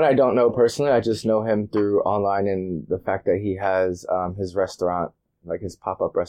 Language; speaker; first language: English; native; English